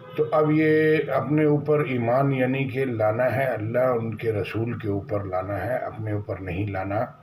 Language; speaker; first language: Urdu; native; Urdu